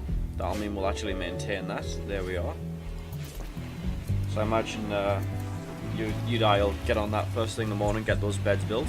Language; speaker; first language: English; native; English